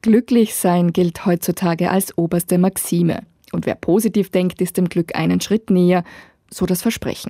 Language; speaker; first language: German; native; German